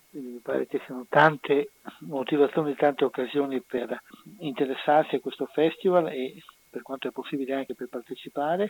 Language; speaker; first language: Italian; native; Italian